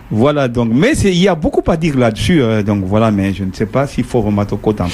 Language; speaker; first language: French; non-native, local second language; Lingala